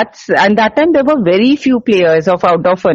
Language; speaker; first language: English; non-native, local second language; Hindi